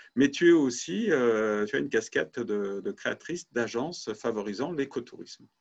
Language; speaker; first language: French; native; French